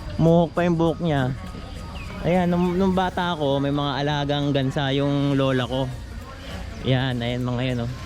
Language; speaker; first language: Filipino; non-native, local second language; Iloko